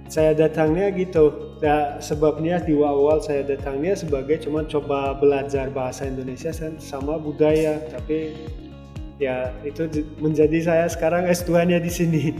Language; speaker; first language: Indonesian; non-native, fluent; Turkmen